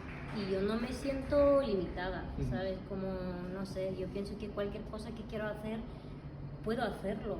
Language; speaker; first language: Spanish; non-native, fluent; Russian